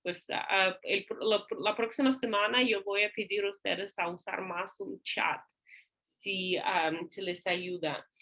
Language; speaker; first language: Spanish; non-native, fluent; English